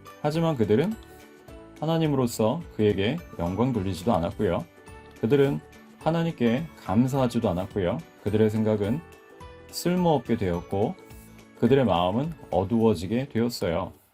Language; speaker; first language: Korean; native; Korean